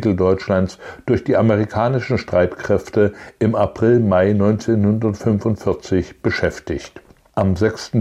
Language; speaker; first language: German; native; German